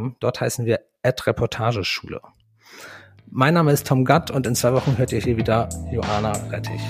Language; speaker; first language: German; native; German